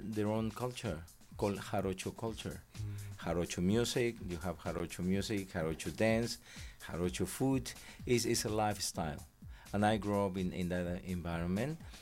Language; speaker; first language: English; non-native, fluent; Spanish